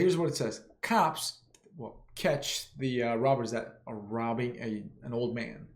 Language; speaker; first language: English; non-native, fluent; Turkish